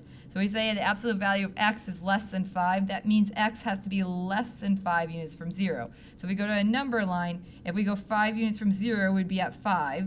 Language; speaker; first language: English; native; English